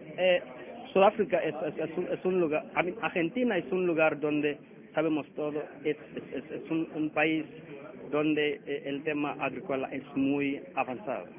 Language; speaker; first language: Spanish; non-native, learner; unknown